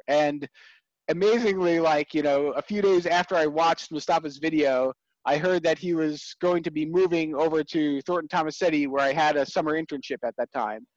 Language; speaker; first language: English; native; English